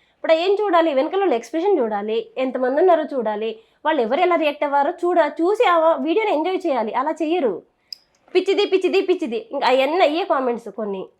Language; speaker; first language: Telugu; native; Telugu